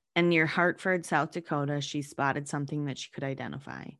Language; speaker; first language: English; native; English